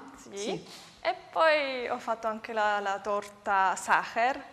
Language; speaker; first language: Italian; non-native, fluent; German